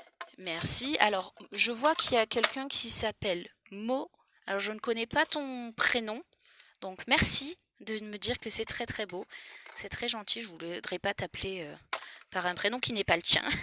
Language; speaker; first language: French; native; French